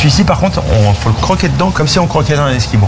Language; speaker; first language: French; native; French